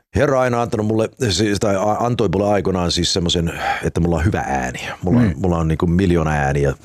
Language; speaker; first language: Finnish; early bilingual, heritage; Finnish